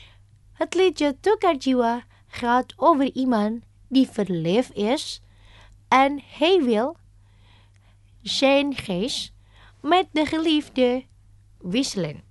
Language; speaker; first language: Dutch; non-native, learner; Indonesian